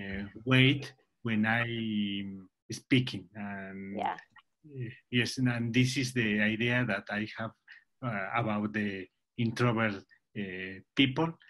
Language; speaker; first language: English; non-native, learner; Spanish